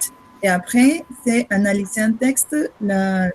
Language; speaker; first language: French; non-native, learner; Spanish